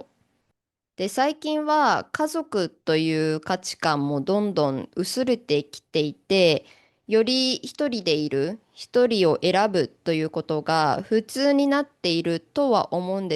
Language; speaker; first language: Japanese; native; Japanese